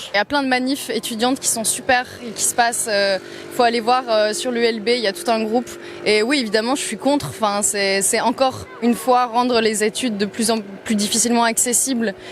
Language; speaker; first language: French; native; French